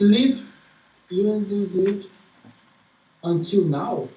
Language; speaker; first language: English; non-native, learner; Portuguese